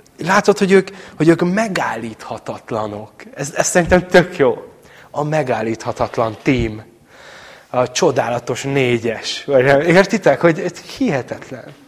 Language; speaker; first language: Hungarian; native; Hungarian